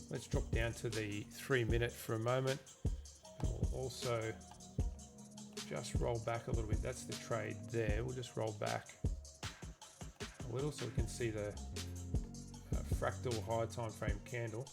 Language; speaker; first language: English; native; English